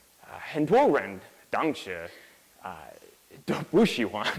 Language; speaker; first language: Chinese; non-native, learner; English